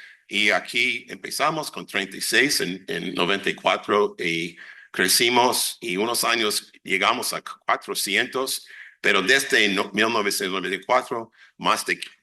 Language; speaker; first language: Spanish; non-native, fluent; English